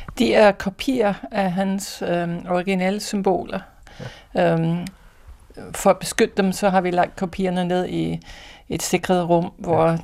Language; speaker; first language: Danish; non-native, fluent; English